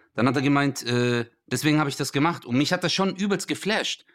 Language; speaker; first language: German; early bilingual, other home language; Turkish